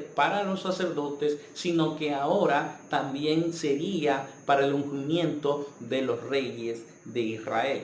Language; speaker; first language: Spanish; native; Spanish